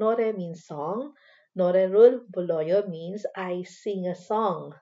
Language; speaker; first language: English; non-native, local second language; Filipino